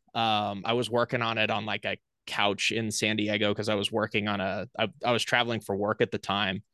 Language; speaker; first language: English; native; English